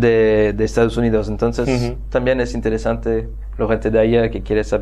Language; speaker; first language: Spanish; non-native, fluent; French